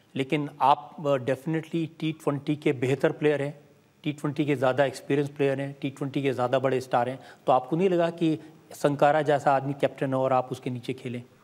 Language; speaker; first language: Hindi; native; Hindi